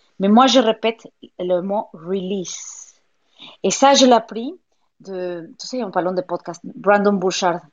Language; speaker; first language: French; non-native, fluent; Spanish